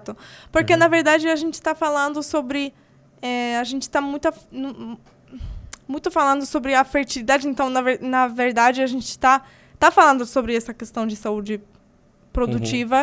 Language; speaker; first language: Portuguese; non-native, fluent; Polish